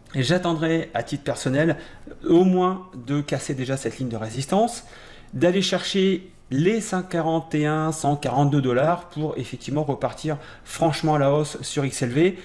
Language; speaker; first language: French; native; French